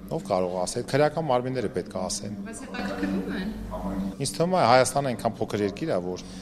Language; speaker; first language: Armenian; native; Armenian